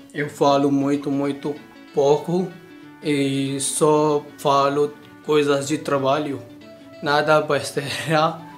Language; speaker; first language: Portuguese; non-native, learner; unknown